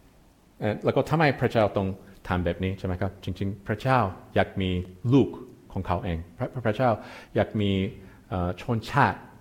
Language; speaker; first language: Thai; non-native, fluent; English